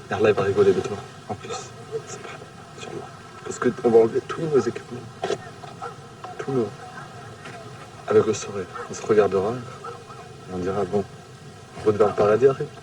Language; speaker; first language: French; native; French